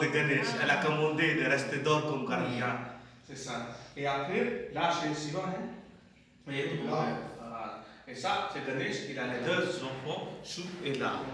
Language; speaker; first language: French; non-native, learner; Hindi